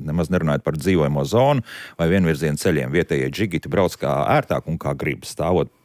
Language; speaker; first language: Latvian; native; Latvian